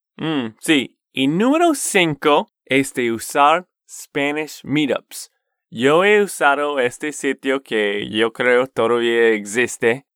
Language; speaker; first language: Spanish; non-native, fluent; English